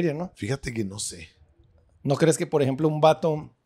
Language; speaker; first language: Spanish; early bilingual, heritage; Spanish